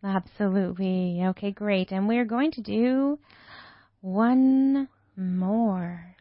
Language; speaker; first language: English; native; English